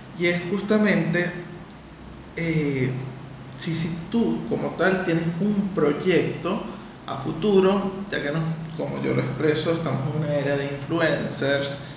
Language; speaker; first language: Spanish; native; Spanish